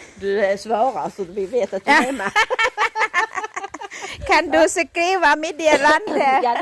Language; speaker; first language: Swedish; non-native, learner; Thai